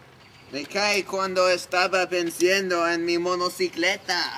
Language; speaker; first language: Spanish; non-native, learner; English